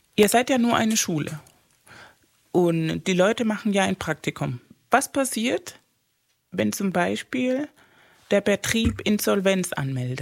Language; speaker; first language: German; non-native, fluent; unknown